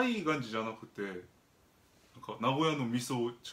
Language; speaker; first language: Japanese; non-native, fluent; Korean